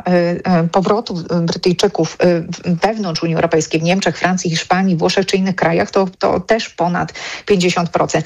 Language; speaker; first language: Polish; native; Polish